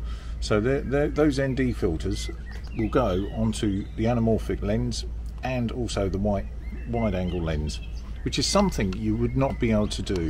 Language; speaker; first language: English; native; English